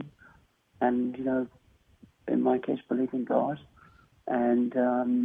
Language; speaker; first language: English; native; English